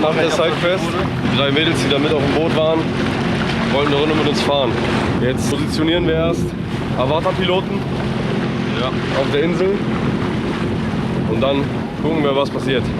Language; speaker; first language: German; native; German